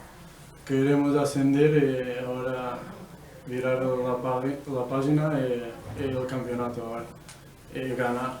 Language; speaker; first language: Spanish; non-native, fluent; Portuguese